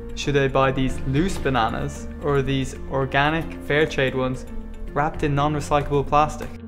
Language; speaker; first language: English; native; English